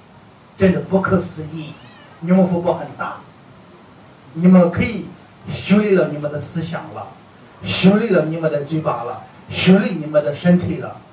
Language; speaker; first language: Chinese; non-native, fluent; Tibetan